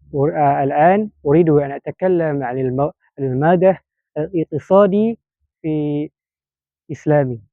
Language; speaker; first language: Arabic; non-native, learner; Malay